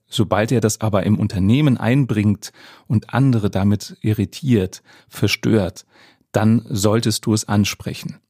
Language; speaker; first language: German; native; German